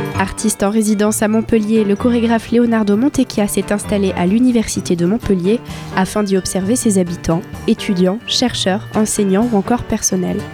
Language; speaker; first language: French; native; French